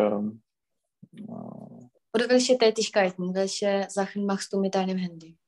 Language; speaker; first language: German; non-native, fluent; Czech